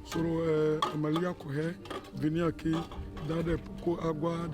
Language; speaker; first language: Spanish; non-native, learner; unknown